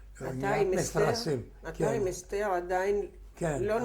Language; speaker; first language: Hebrew; native; Hebrew